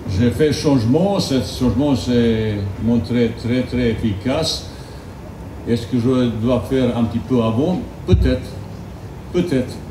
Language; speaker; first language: French; non-native, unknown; Bosnian